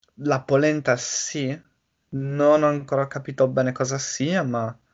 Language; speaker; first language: Italian; non-native, learner; English